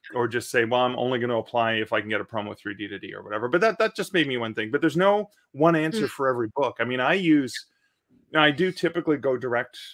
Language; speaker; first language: English; native; English